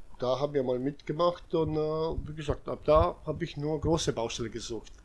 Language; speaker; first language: German; non-native, fluent; Serbian